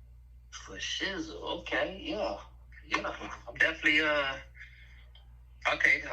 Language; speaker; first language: English; native; English